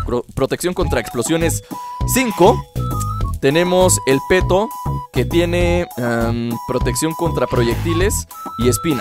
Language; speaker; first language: Spanish; native; Spanish